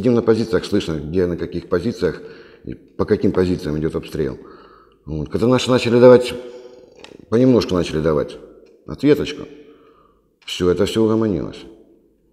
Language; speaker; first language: Russian; native; Russian